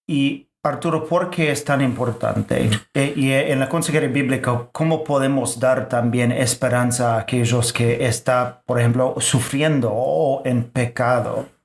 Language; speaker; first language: Spanish; non-native, fluent; English